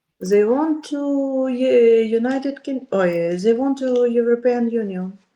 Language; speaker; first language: English; non-native, learner; Ukrainian